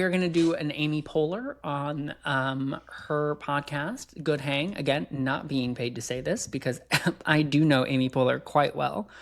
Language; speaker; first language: English; native; English